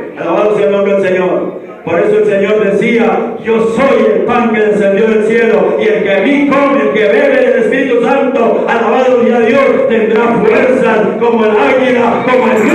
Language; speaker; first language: Spanish; native; Spanish